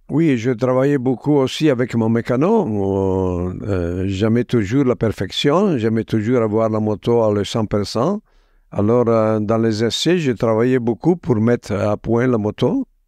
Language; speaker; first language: French; non-native, fluent; Italian